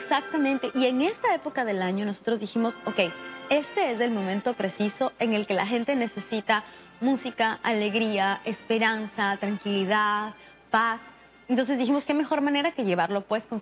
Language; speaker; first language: Spanish; native; Spanish